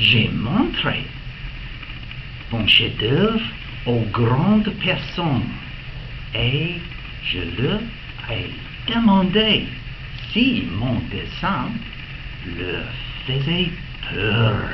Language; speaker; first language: French; non-native, fluent; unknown